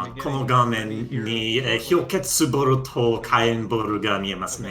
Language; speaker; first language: Japanese; non-native, learner; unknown